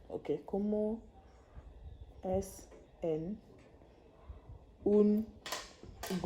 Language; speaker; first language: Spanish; non-native, learner; French